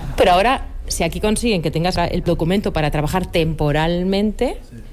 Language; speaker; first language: Spanish; native; Spanish